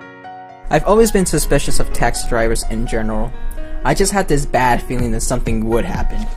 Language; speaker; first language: English; early bilingual, other home language; Spanish